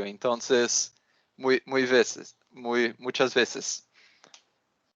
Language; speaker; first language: Spanish; non-native, learner; Portuguese